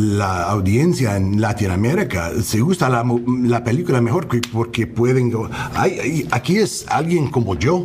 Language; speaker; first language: Spanish; non-native, learner; English